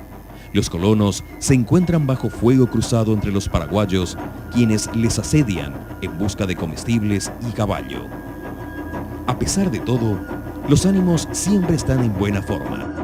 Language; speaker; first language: Spanish; native; Spanish